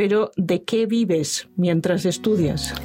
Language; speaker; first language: Spanish; non-native, fluent; Norwegian